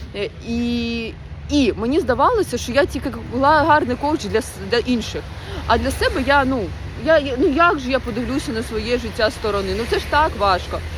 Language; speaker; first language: Ukrainian; non-native, local second language; Russian